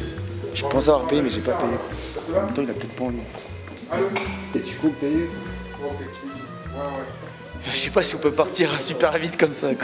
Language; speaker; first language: French; native; French